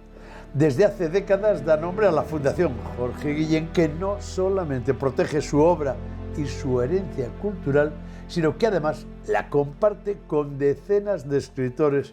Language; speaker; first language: Spanish; native; Spanish